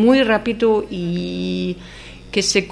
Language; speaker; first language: Spanish; non-native, fluent; German